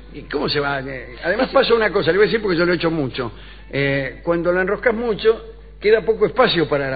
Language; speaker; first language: Spanish; native; Spanish